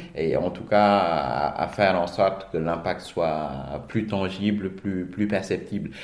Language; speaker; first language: French; non-native, local second language; Wolof